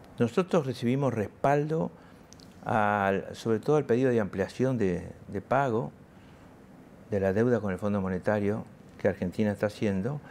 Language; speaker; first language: Spanish; native; Spanish